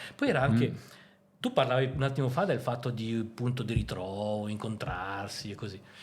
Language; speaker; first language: Italian; native; Italian